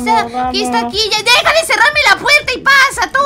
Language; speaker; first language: Spanish; native; Spanish